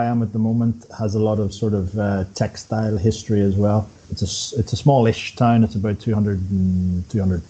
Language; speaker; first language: English; native; English